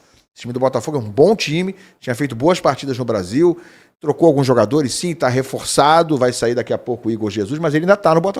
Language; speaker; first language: Portuguese; native; Portuguese